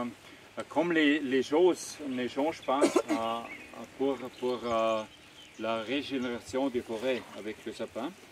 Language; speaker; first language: French; non-native, fluent; German